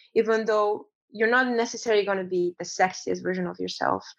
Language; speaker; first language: English; non-native, fluent; Romanian